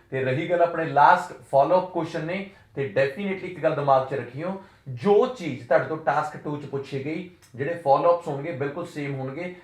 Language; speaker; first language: Punjabi; native; Punjabi